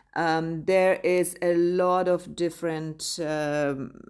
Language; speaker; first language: English; non-native, fluent; Polish